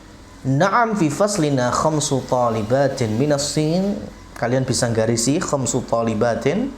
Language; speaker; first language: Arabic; non-native, fluent; Indonesian